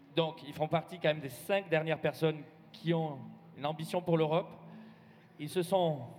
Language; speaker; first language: French; native; French